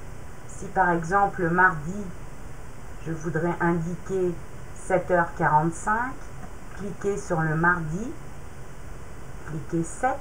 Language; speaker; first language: French; native; French